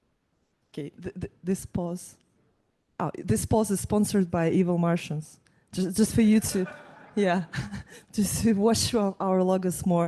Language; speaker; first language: English; non-native, fluent; Russian